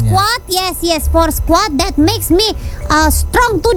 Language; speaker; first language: English; non-native, learner; Indonesian